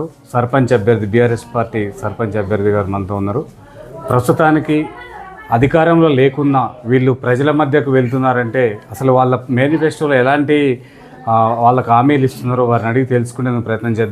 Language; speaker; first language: Telugu; native; Telugu